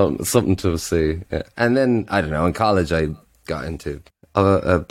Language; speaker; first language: English; native; English